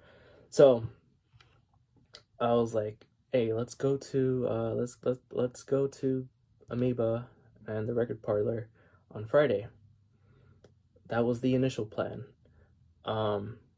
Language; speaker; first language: English; native; English